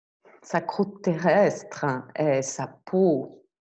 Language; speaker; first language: French; native; French